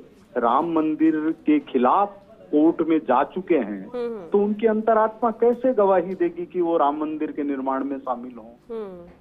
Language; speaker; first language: Hindi; native; Hindi